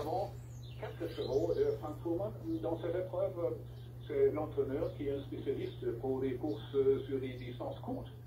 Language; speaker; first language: French; non-native, fluent; German